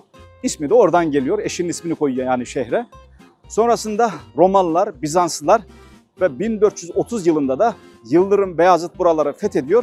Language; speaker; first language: Turkish; native; Turkish